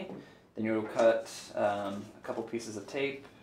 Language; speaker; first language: English; native; English